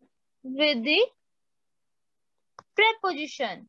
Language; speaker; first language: English; non-native, local second language; Hindi